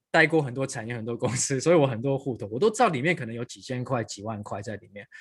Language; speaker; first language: Chinese; non-native, local second language; Cantonese